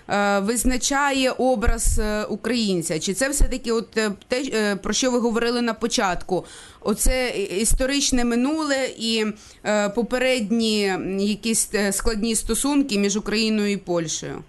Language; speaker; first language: Ukrainian; native; Ukrainian